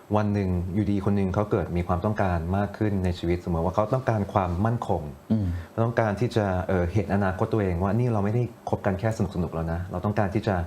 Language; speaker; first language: Thai; non-native, local second language; English